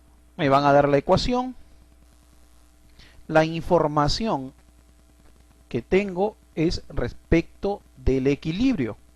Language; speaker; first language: Spanish; native; Spanish